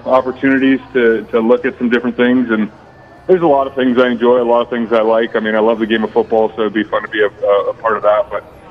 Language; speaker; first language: English; native; English